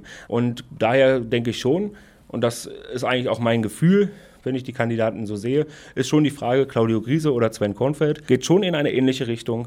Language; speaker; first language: German; native; German